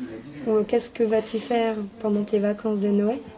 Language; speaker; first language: French; non-native, learner; English